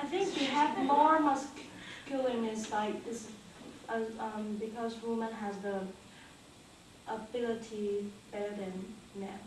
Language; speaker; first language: English; non-native, learner; Chinese